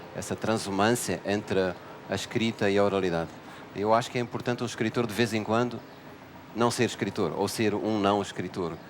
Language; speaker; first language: Portuguese; native; Portuguese